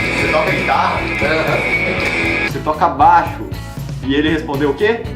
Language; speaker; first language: Portuguese; native; Portuguese